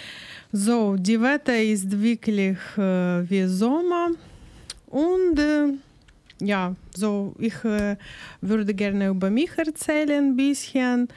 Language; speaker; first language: German; non-native, learner; Ukrainian